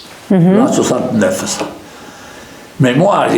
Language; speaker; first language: French; non-native, local second language; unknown